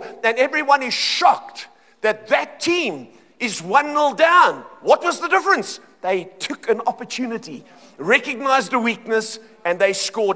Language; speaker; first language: English; native; English